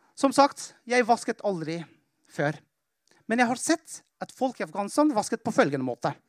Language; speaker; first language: Norwegian; non-native, fluent; Persian